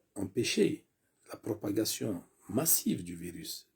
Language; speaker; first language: French; non-native, local second language; Arabic